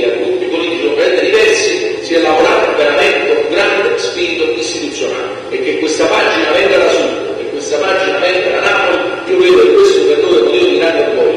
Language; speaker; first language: Italian; native; Italian